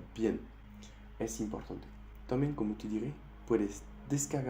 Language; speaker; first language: Spanish; non-native, fluent; French